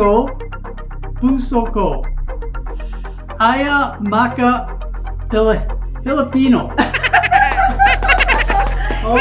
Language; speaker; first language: Filipino; non-native, learner; English